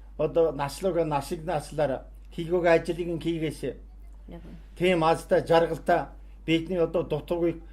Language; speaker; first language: Mongolian; non-native, local second language; Kazakh